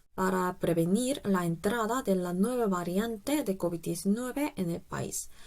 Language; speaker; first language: Spanish; non-native, fluent; Korean